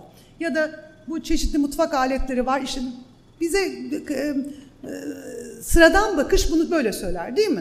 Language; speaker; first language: Turkish; native; Turkish